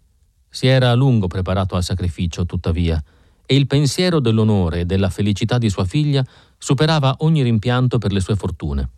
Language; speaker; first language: Italian; native; Italian